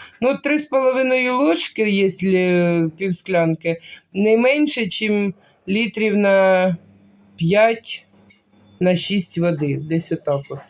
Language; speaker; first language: Ukrainian; non-native, local second language; Russian